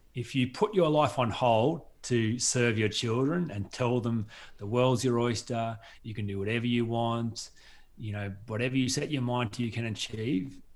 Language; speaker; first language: English; native; English